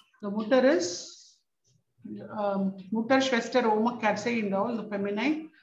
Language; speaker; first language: English; non-native, local second language; Tamil